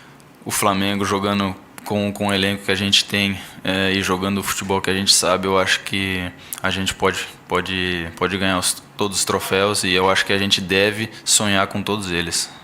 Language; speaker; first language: Portuguese; early bilingual, heritage; Portuguese